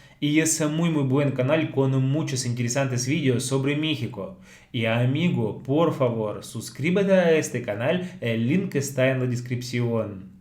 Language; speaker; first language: Spanish; non-native, fluent; Russian